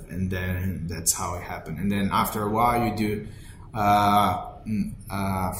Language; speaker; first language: English; non-native, fluent; Portuguese